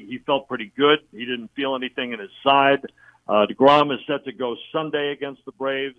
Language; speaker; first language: English; native; English